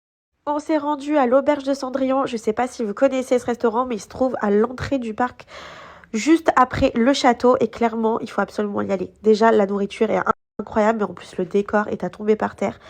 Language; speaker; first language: French; native; French